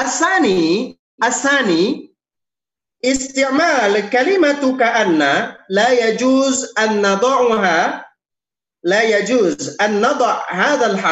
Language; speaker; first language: Arabic; non-native, fluent; Indonesian